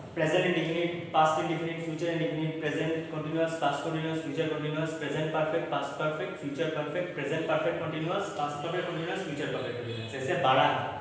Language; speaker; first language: Hindi; non-native, local second language; Bangla